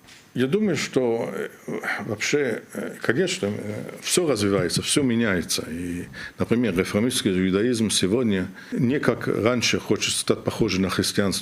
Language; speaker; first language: Russian; non-native, fluent; German